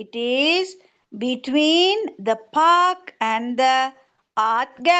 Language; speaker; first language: English; non-native, local second language; Tamil